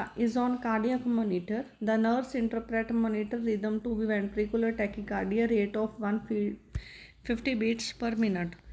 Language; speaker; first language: English; non-native, local second language; Punjabi